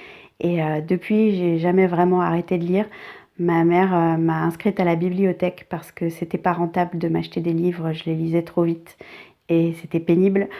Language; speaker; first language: French; native; French